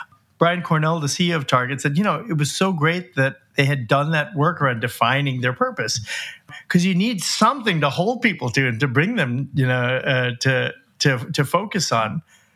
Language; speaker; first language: English; native; English